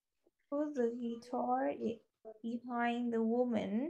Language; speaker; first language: English; non-native, fluent; Vietnamese